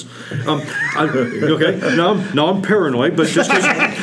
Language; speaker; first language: English; native; English